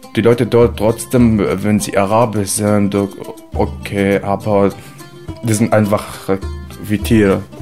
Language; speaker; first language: German; non-native, learner; Arabic